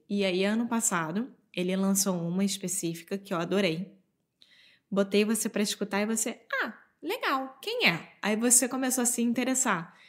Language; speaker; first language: Portuguese; native; Portuguese